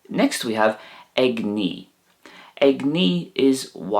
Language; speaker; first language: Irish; non-native, local second language; English